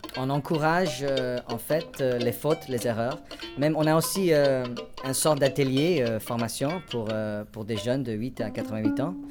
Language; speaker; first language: French; non-native, fluent; English